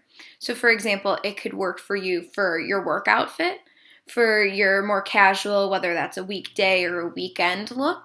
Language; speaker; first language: English; native; English